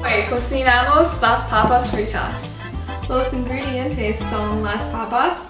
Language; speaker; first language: Spanish; non-native, learner; English